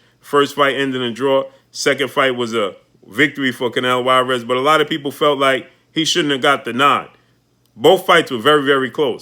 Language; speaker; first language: English; native; English